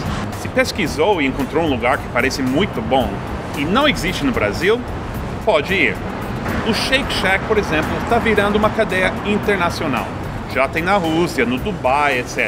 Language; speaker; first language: Portuguese; non-native, fluent; English